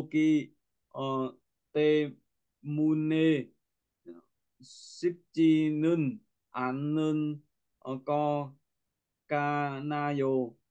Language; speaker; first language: Korean; non-native, learner; Vietnamese